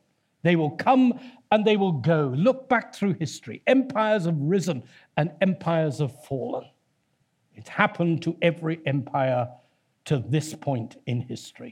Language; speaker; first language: English; native; English